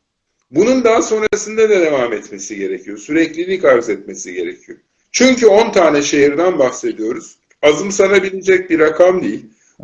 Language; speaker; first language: Turkish; native; Turkish